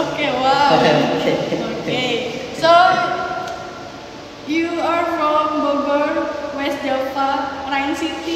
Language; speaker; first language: English; non-native, learner; Indonesian